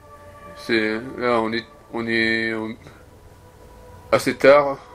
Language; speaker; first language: French; non-native, fluent; Japanese